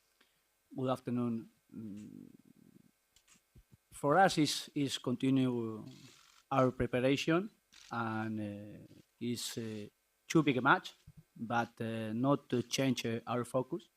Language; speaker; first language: English; non-native, learner; Spanish